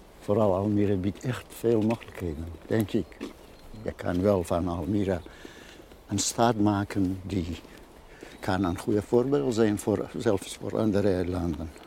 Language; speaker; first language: Dutch; non-native, fluent; Kurdish